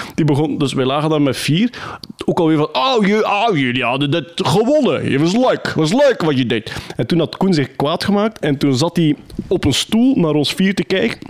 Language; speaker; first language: Dutch; native; Dutch